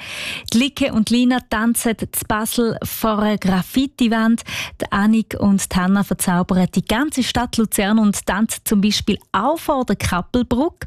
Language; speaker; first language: German; native; German